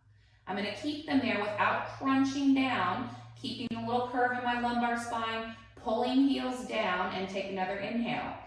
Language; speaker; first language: English; native; English